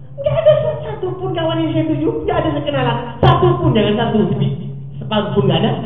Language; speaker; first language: Indonesian; native; Indonesian